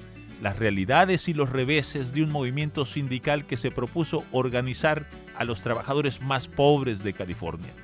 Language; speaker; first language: Spanish; native; Spanish